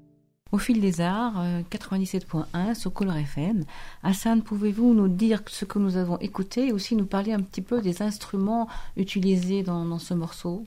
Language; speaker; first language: French; native; French